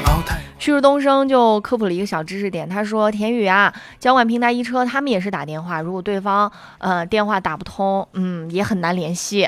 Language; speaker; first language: Chinese; native; Chinese